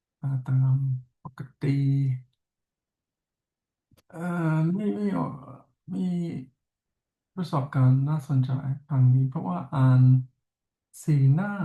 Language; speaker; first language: Thai; non-native, fluent; English